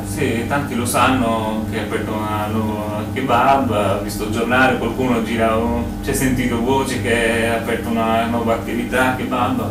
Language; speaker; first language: Italian; non-native, learner; Bangla